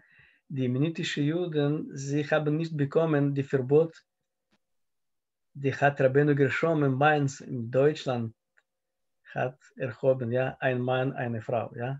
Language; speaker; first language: German; non-native, learner; Russian